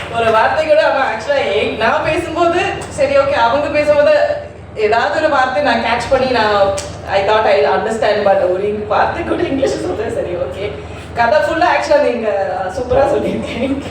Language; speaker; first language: Tamil; non-native, learner; Malayalam